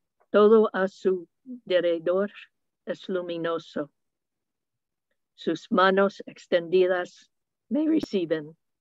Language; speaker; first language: Spanish; non-native, fluent; English